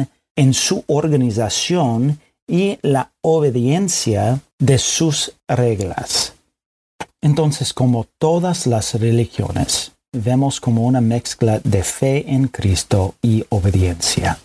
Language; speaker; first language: Spanish; non-native, fluent; English